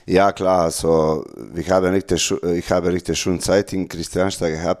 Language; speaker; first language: German; non-native, learner; Serbian